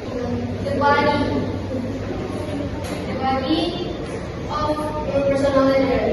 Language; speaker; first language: English; non-native, learner; Indonesian